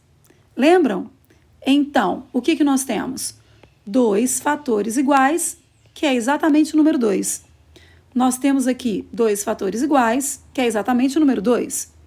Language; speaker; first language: Portuguese; native; Portuguese